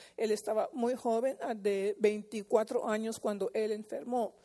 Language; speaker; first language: Spanish; early bilingual, heritage; Spanish